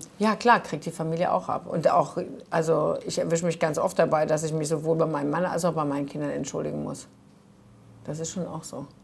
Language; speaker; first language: German; early bilingual, other home language; Croatian